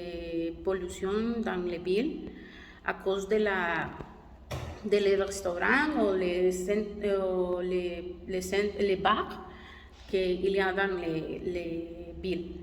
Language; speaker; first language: French; non-native, learner; Spanish